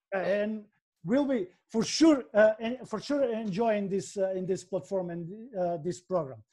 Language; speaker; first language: English; non-native, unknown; Macedonian